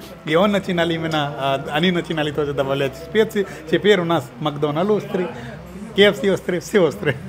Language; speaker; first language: Russian; non-native, fluent; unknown